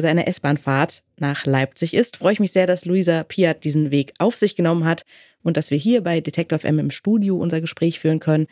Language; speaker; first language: German; native; German